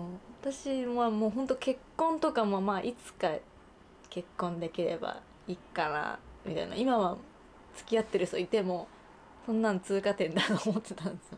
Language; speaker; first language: Japanese; native; Japanese